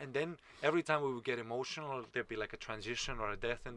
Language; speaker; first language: English; non-native, fluent; Estonian